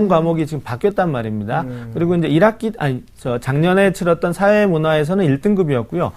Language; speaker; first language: Korean; native; Korean